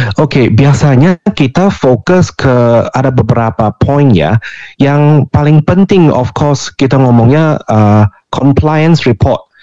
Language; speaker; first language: Indonesian; non-native, fluent; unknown